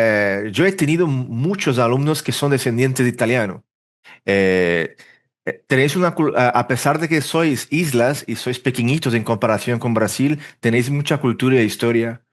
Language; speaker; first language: Spanish; early bilingual, heritage; Portuguese